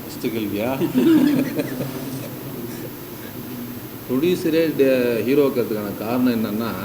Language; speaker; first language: Tamil; native; Tamil